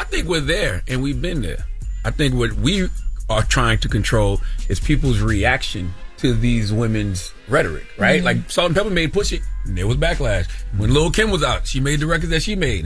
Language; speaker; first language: English; native; English